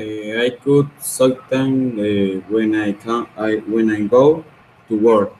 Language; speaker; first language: English; non-native, learner; Spanish